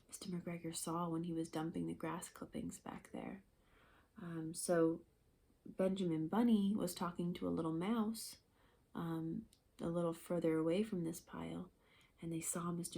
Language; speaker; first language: English; native; English